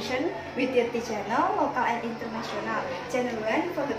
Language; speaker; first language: English; non-native, learner; Indonesian